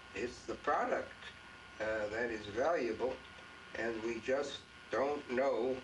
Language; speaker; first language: English; native; English